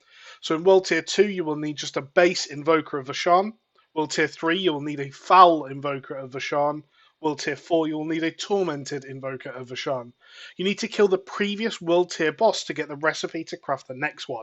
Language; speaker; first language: English; native; English